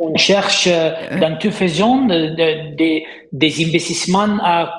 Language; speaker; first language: French; non-native, fluent; Italian